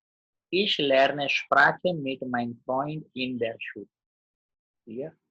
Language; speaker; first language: German; non-native, learner; Gujarati